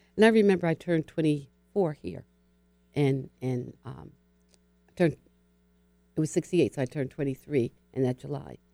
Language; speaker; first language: English; native; English